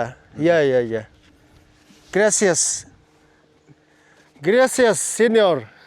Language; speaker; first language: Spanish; non-native, learner; Mongolian